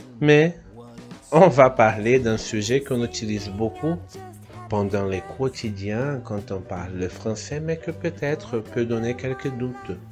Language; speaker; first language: French; non-native, fluent; Portuguese